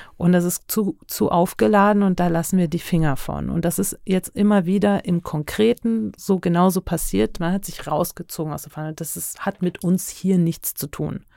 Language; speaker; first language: German; early bilingual, other home language; Turkish